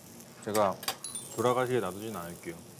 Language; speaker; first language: Korean; native; Korean